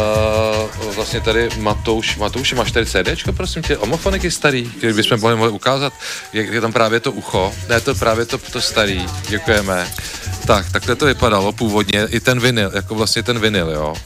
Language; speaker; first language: Czech; native; Czech